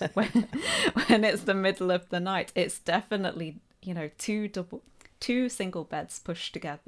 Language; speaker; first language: English; native; English